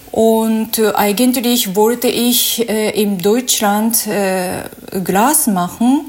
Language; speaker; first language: German; non-native, learner; Japanese